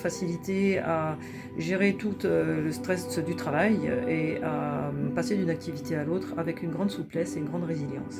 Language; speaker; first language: French; native; French